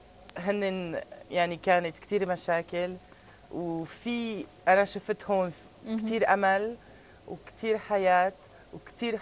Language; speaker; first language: Arabic; early bilingual, heritage; Arabic